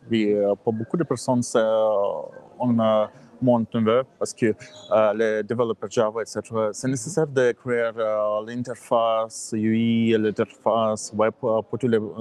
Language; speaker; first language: French; non-native, learner; English